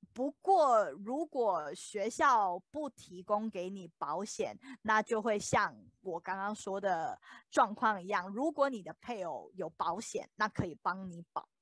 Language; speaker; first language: Chinese; native; Chinese